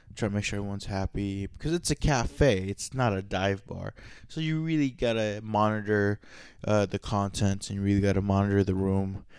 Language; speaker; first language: English; native; English